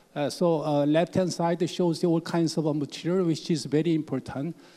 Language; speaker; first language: English; non-native, fluent; Korean